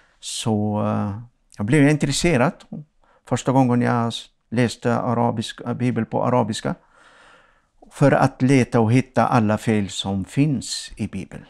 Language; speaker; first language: Swedish; non-native, fluent; Arabic